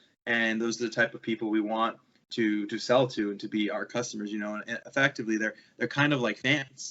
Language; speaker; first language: English; native; English